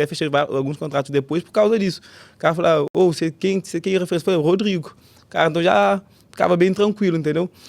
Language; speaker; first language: Portuguese; non-native, local second language; Kabuverdianu